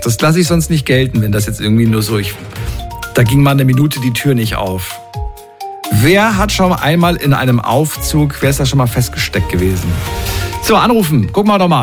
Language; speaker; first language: German; native; German